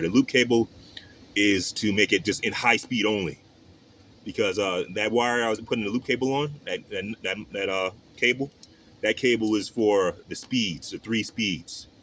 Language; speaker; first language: English; native; English